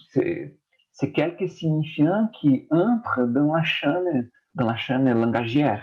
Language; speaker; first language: French; non-native, fluent; Portuguese